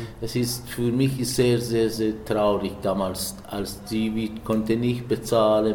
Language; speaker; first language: German; non-native, learner; Persian